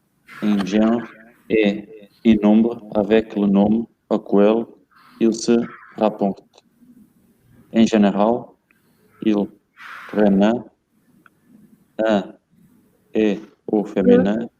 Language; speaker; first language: French; non-native, learner; Portuguese